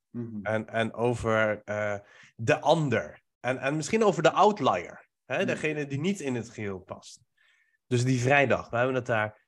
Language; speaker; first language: Dutch; early bilingual, other home language; Persian